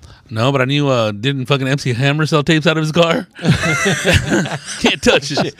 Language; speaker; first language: English; early bilingual, other home language; Spanish